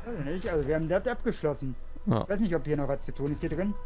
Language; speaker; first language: German; native; German